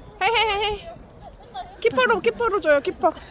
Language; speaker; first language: Korean; native; Korean